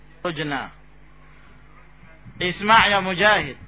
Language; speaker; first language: Arabic; non-native, fluent; Indonesian